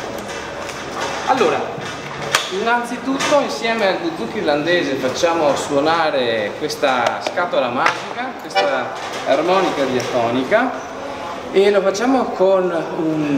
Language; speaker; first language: Italian; native; Italian